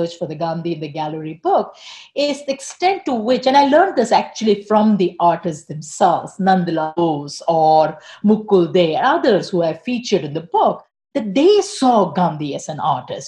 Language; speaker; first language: English; non-native, local second language; Tamil